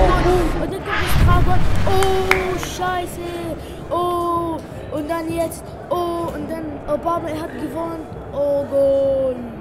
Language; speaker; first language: German; non-native, learner; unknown